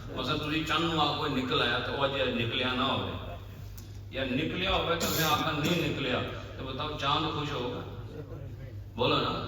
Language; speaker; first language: Urdu; non-native, local second language; Punjabi